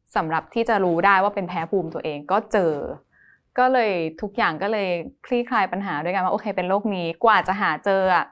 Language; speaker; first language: Thai; native; Thai